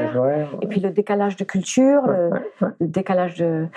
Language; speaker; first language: French; early bilingual, other home language; English